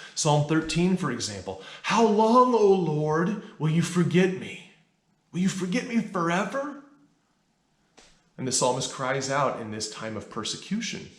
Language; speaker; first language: English; native; English